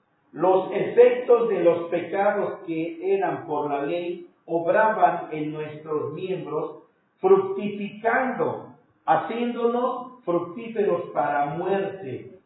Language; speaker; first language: Spanish; native; Spanish